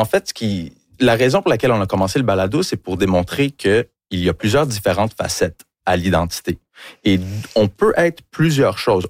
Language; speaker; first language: French; early bilingual, other home language; English